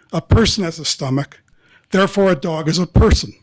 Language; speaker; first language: English; native; English